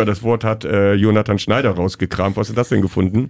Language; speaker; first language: German; native; German